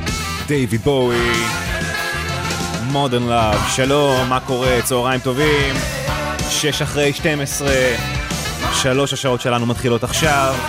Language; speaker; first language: Hebrew; native; Hebrew